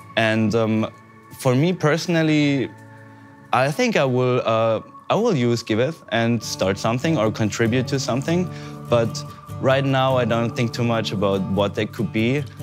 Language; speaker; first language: English; non-native, fluent; Portuguese